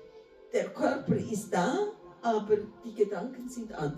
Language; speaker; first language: German; non-native, fluent; Portuguese